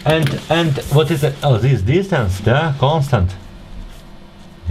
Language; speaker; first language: English; non-native, learner; Russian